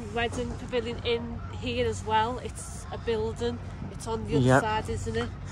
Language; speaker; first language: English; native; English